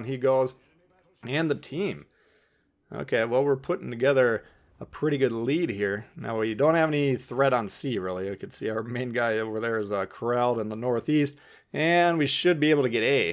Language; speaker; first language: English; native; English